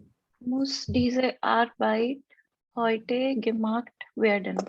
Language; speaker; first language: German; non-native, learner; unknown